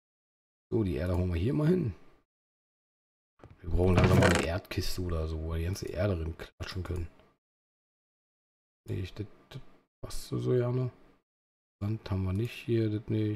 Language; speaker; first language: German; native; German